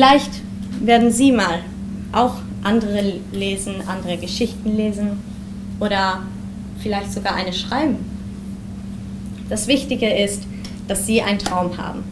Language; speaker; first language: German; early bilingual, heritage; German